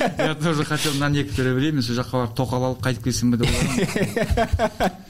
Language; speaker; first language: Russian; non-native, local second language; Kazakh